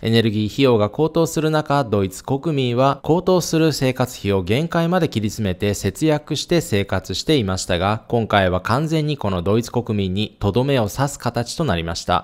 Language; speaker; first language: Japanese; native; Japanese